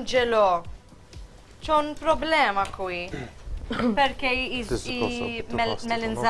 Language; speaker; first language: Italian; non-native, learner; Maltese